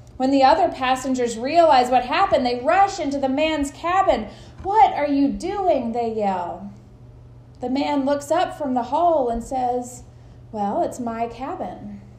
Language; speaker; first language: English; native; English